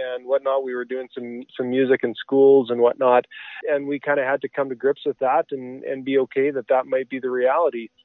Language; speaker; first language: English; native; English